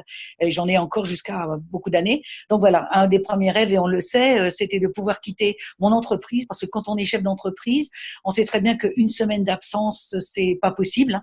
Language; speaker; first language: French; native; French